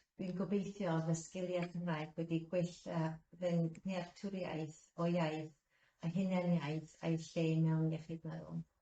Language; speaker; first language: Welsh; non-native, fluent; English